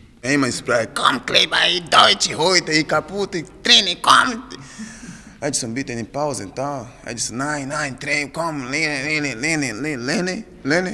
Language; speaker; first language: German; non-native, learner; Portuguese